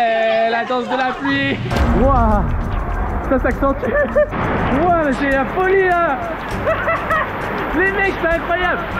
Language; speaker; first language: French; native; French